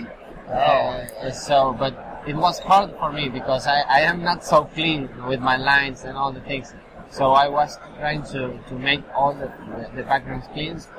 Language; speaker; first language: English; non-native, learner; Spanish